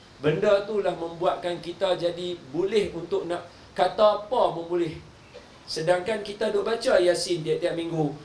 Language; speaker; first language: Malay; native; Malay